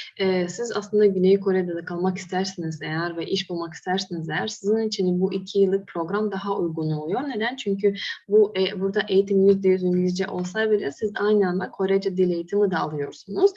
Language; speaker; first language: Turkish; non-native, fluent; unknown